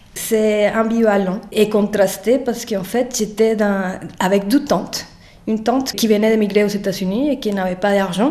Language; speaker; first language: French; non-native, fluent; Spanish